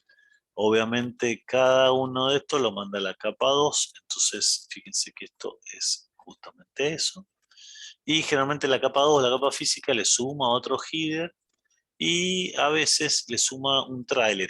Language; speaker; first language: Spanish; native; Spanish